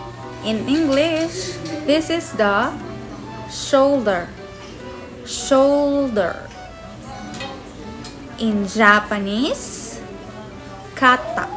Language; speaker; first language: English; non-native, local second language; Filipino